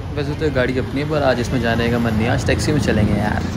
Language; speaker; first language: Hindi; native; Hindi